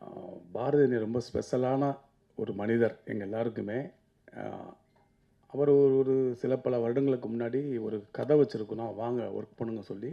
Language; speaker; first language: Tamil; native; Tamil